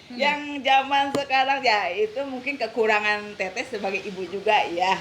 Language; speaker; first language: Indonesian; non-native, local second language; Sundanese